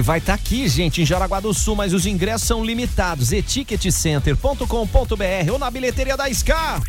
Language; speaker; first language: Portuguese; native; Portuguese